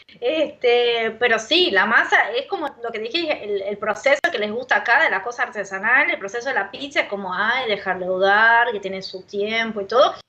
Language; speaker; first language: Spanish; non-native, fluent; Portuguese